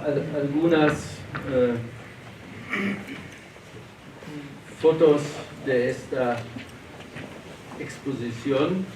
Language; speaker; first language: Spanish; non-native, learner; German